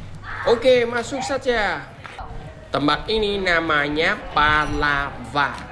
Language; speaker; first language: Indonesian; non-native, learner; Vietnamese